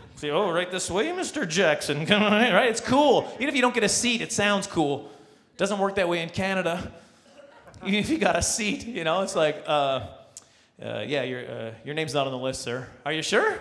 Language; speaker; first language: English; native; English